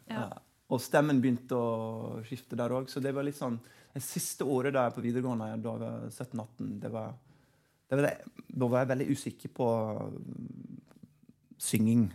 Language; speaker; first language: Norwegian; non-native, fluent; English